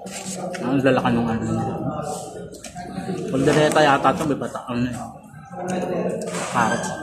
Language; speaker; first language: Filipino; native; Filipino